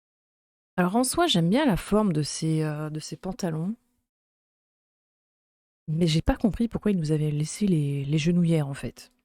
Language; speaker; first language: French; native; French